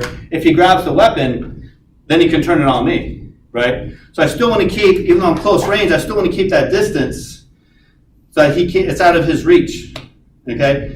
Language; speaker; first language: English; native; English